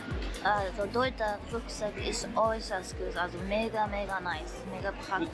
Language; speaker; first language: German; non-native, fluent; Japanese